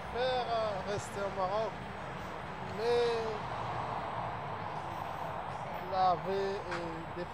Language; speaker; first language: French; non-native, learner; Arabic